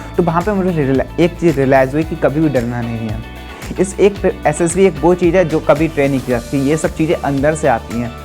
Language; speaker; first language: Hindi; native; Hindi